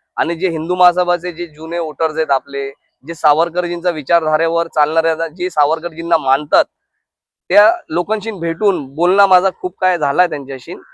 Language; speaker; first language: Marathi; non-native, local second language; Hindi